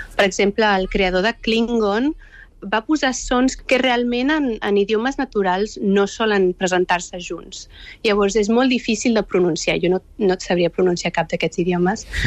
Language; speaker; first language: Catalan; early bilingual, other home language; Urdu